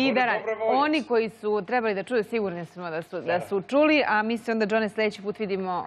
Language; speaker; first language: Serbian; native; Serbian